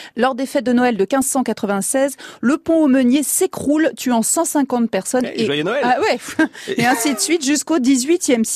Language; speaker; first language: French; native; French